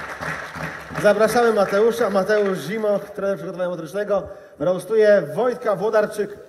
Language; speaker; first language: Polish; native; Polish